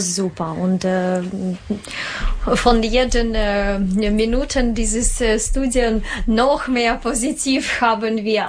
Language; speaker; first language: German; non-native, learner; Russian